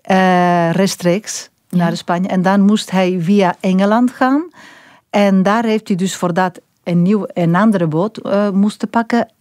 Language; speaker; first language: Dutch; non-native, fluent; Spanish